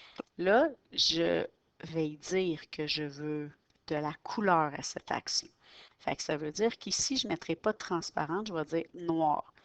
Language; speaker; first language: French; native; French